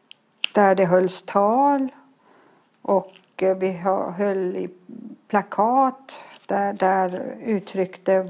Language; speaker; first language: Swedish; early bilingual, other home language; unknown